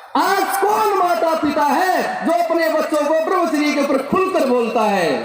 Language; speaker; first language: Hindi; native; Hindi